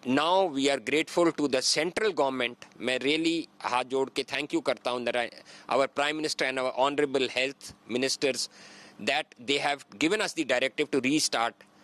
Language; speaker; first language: Hindi; native; Hindi